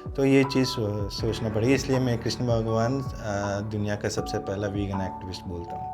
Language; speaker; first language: Hindi; non-native, local second language; Telugu